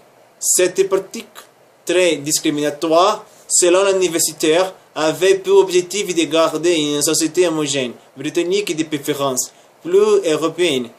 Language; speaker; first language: French; non-native, learner; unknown